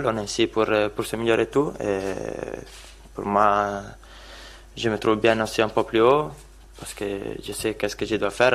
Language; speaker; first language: French; non-native, fluent; Italian